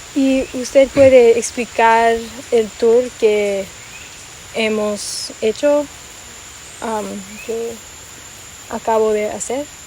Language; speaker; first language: Spanish; non-native, fluent; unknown